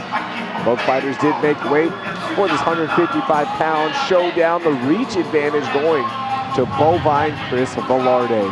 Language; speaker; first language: English; native; English